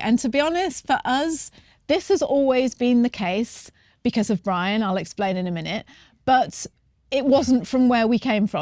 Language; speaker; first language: English; native; English